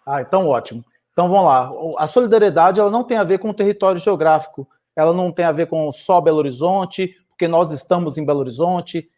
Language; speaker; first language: Portuguese; native; Portuguese